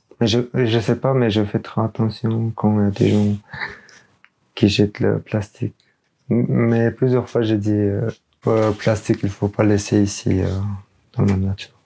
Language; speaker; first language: French; non-native, learner; Urdu